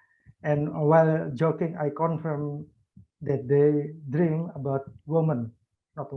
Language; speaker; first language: English; non-native, learner; Indonesian